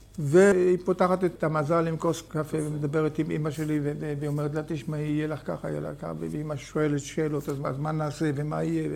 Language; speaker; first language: Hebrew; native; Hebrew